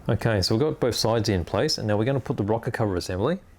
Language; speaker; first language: English; native; English